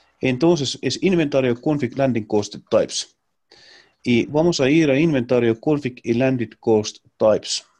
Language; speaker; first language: Spanish; non-native, learner; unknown